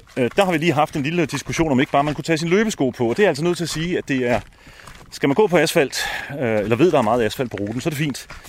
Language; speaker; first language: Danish; native; Danish